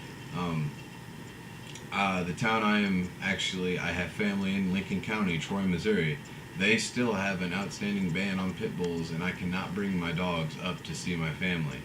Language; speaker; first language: English; native; English